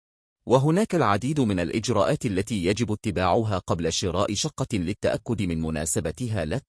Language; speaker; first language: Arabic; native; Arabic